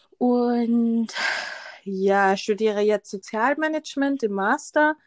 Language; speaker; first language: German; early bilingual, other home language; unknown